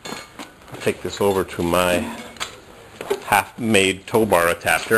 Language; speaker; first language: English; native; English